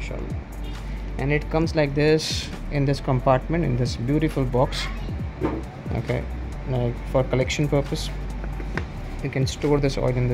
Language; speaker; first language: English; non-native, local second language; Hindi